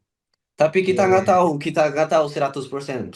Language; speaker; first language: Indonesian; non-native, learner; Portuguese